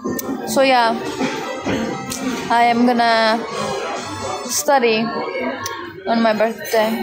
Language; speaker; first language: English; non-native, fluent; Turkish